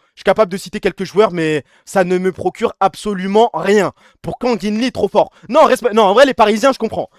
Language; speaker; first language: French; early bilingual, other home language; Arabic